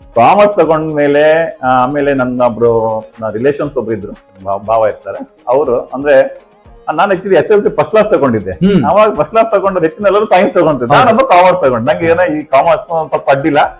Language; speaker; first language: Kannada; native; Kannada